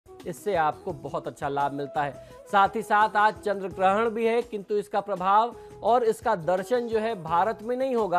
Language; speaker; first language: Hindi; native; Hindi